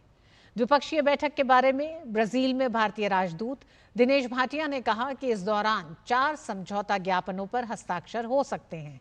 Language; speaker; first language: Hindi; native; Hindi